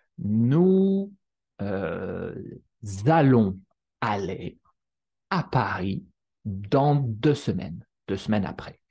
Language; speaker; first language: French; native; French